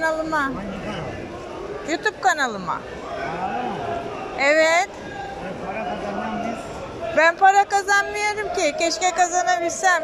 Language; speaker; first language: Turkish; native; Turkish